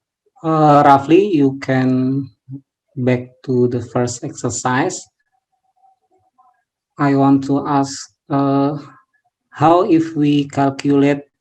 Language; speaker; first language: English; non-native, learner; Indonesian